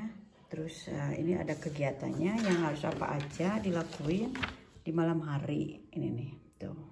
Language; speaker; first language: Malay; non-native, local second language; Sundanese